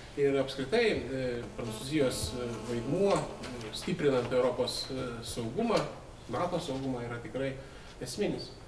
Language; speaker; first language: Lithuanian; native; Lithuanian